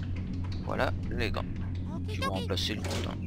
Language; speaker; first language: French; native; French